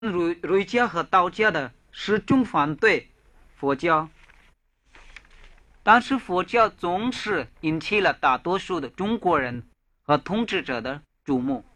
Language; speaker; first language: Chinese; non-native, fluent; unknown